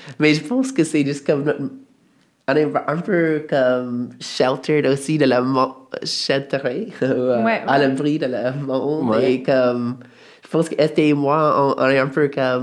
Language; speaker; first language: French; non-native, fluent; English